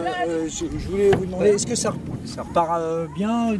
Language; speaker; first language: French; native; French